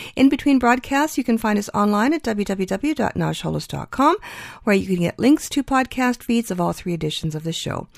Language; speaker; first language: English; early bilingual, other home language; Ukrainian